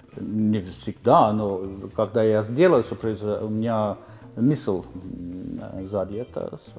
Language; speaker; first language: Russian; non-native, learner; Finnish